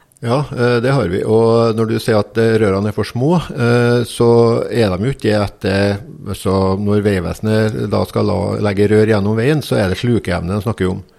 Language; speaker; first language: Norwegian; native; Norwegian